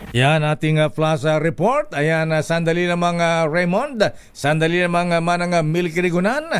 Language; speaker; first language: Filipino; non-native, local second language; Iloko